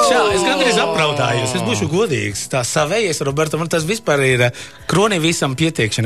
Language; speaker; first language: Latvian; non-native, fluent; Italian